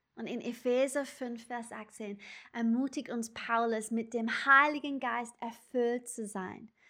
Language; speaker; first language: German; non-native, fluent; English